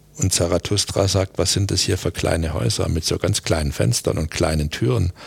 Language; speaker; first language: German; native; German